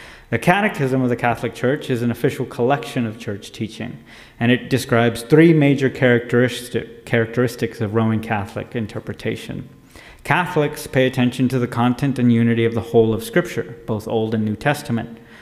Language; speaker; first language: English; native; English